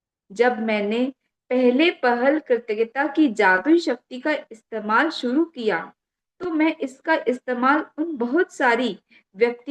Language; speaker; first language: Hindi; native; Hindi